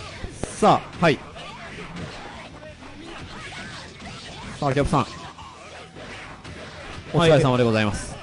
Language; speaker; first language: Japanese; native; Japanese